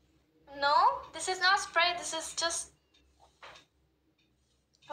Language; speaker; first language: English; non-native, learner; Hindi